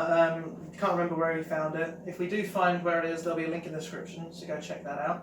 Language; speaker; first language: English; native; English